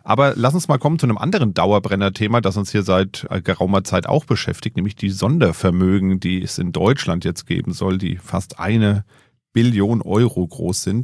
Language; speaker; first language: German; native; German